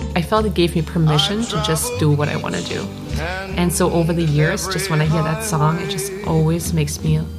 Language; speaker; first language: English; non-native, fluent; German